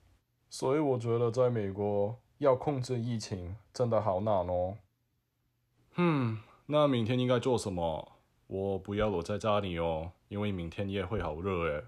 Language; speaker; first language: Chinese; non-native, learner; English